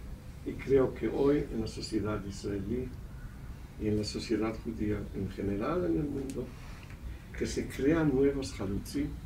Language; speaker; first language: Spanish; non-native, fluent; Hebrew